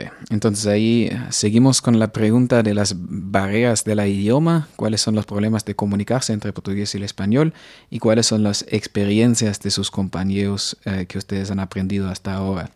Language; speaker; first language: Spanish; non-native, fluent; Portuguese